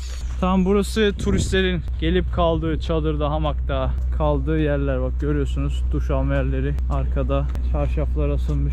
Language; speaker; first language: Turkish; native; Turkish